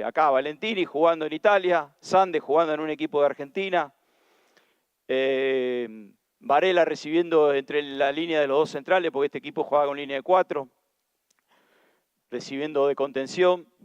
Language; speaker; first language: Spanish; native; Spanish